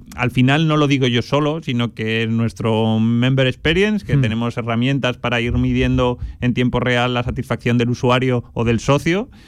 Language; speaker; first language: Spanish; native; Spanish